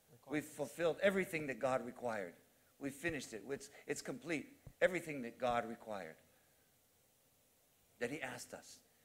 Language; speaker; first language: English; native; English